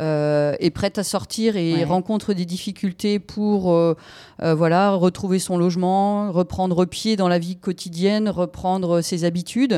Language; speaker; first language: French; native; French